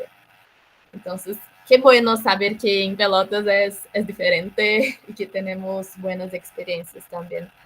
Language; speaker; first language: Spanish; non-native, learner; Portuguese